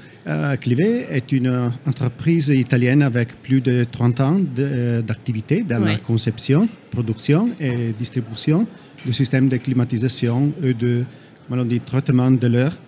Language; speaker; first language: French; non-native, fluent; Italian